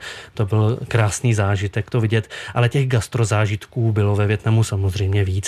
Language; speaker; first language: Czech; native; Czech